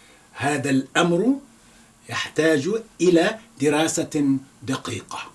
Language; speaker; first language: Arabic; non-native, fluent; Yoruba